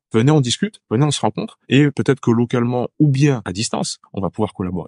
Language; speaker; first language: French; native; French